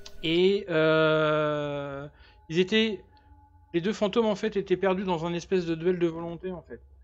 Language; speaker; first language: French; native; French